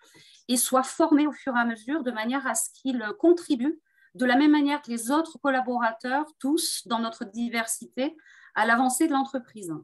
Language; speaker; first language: French; native; French